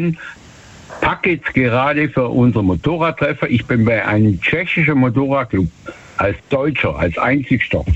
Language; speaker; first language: German; native; German